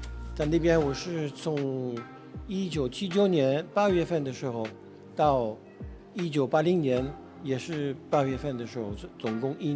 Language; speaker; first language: Chinese; non-native, fluent; French